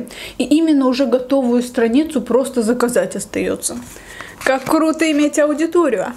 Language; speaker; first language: Russian; native; Russian